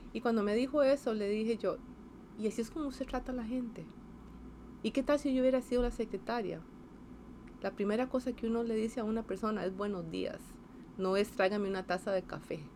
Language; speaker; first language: Spanish; native; Spanish